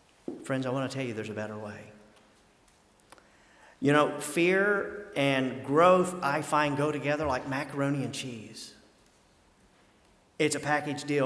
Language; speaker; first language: English; native; English